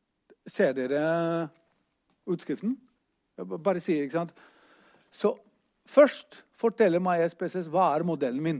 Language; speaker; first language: Norwegian; non-native, fluent; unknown